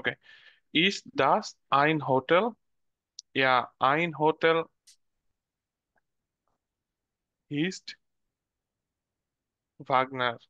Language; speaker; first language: German; non-native, learner; Bangla